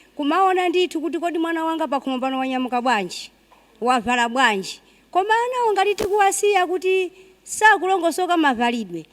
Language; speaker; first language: Nyanja; non-native, local second language; Tumbuka